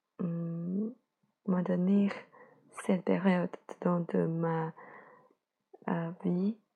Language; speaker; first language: French; non-native, learner; Chinese